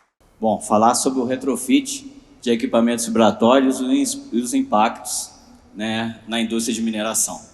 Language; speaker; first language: Portuguese; native; Portuguese